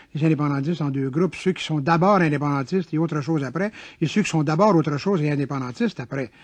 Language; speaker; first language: French; native; French